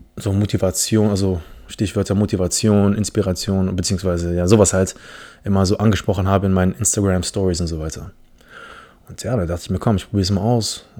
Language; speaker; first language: German; early bilingual, other home language; English